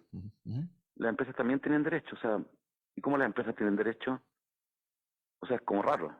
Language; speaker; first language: Spanish; native; Spanish